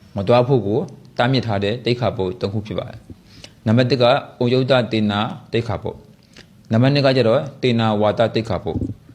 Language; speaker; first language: Burmese; native; Burmese